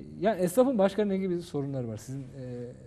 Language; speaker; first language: Turkish; native; Turkish